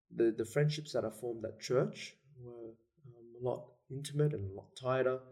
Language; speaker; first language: English; native; English